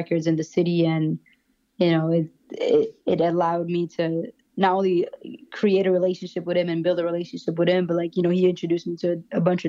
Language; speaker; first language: English; native; English